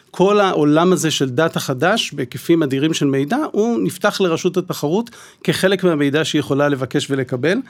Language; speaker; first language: Hebrew; native; Hebrew